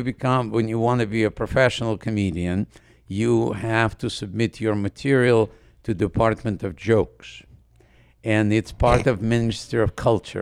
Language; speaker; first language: English; non-native, fluent; Ukrainian